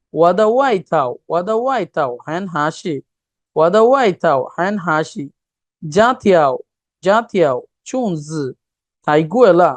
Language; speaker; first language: Chinese; non-native, fluent; Bangla